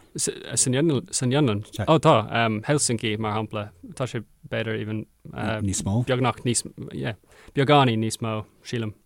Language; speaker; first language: Irish; non-native, local second language; English